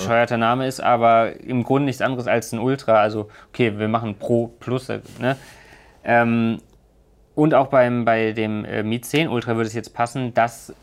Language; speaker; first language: German; native; German